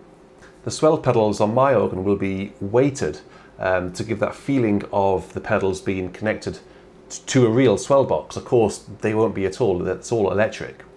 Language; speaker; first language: English; native; English